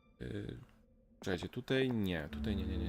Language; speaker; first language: Polish; native; Polish